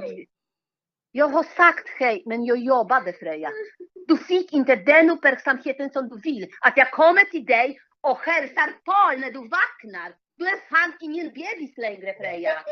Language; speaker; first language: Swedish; non-native, learner; Polish